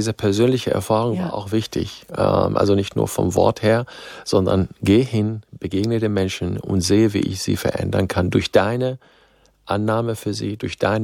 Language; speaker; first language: German; non-native, fluent; Arabic